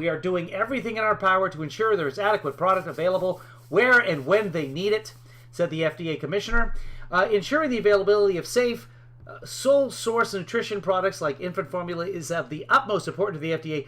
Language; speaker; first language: English; native; English